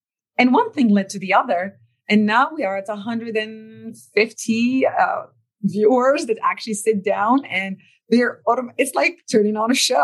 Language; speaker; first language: English; non-native, fluent; Arabic